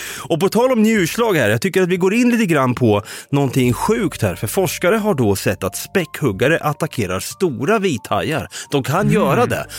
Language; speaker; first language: Swedish; native; Swedish